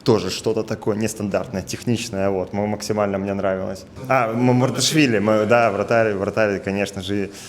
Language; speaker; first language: Russian; native; Russian